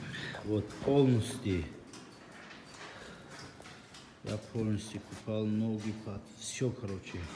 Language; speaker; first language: Russian; non-native, learner; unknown